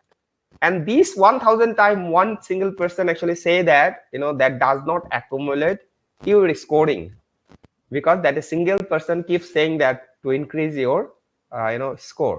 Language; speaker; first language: English; non-native, local second language; Bangla